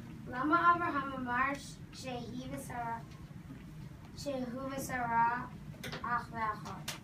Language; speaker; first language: Hebrew; non-native, learner; English